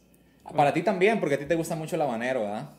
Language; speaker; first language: Spanish; native; Spanish